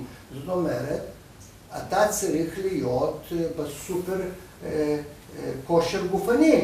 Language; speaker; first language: Hebrew; non-native, fluent; Russian